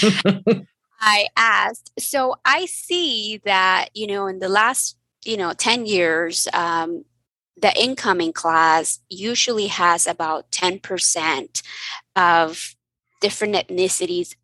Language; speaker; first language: English; early bilingual, other home language; Spanish